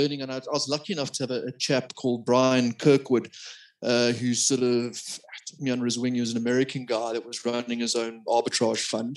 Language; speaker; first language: English; native; English